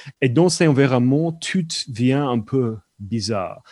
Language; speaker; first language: French; non-native, fluent; English